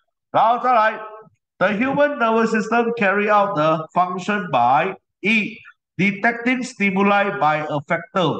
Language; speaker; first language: English; non-native, local second language; Chinese